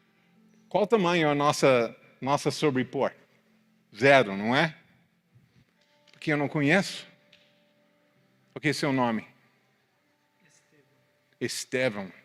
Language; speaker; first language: Portuguese; non-native, fluent; English